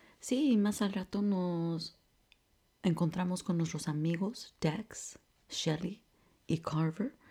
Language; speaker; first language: Spanish; early bilingual, heritage; Spanish